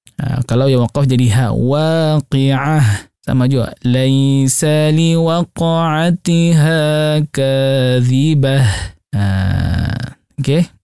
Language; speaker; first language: Malay; native; Malay